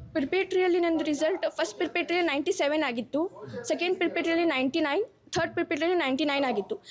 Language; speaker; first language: Kannada; non-native, local second language; Urdu